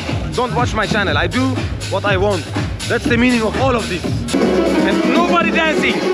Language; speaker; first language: English; non-native, learner; Portuguese